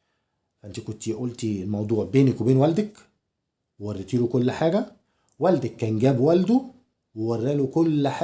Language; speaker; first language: Arabic; native; Arabic